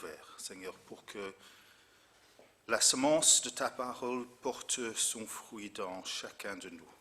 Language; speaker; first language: French; non-native, fluent; English